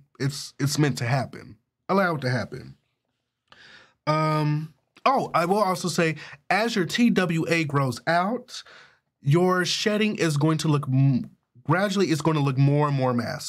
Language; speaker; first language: English; native; English